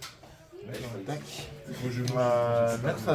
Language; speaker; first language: French; native; French